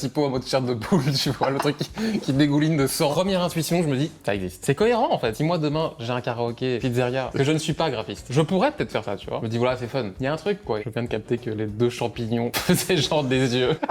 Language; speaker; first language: French; native; French